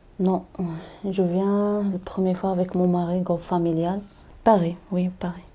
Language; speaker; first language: French; non-native, learner; Arabic